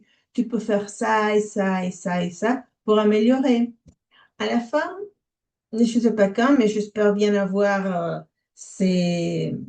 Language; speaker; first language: French; non-native, fluent; Spanish